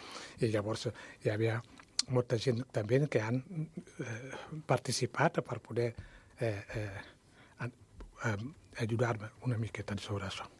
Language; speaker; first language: Catalan; non-native, learner; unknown